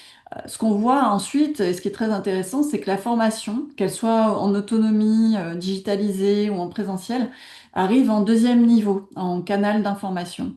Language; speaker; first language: French; native; French